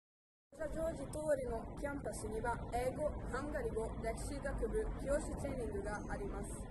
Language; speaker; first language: Japanese; non-native, learner; Hungarian